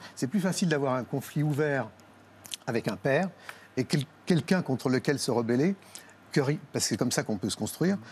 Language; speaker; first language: French; native; French